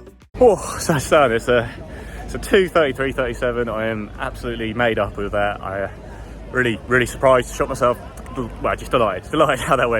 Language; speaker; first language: English; native; English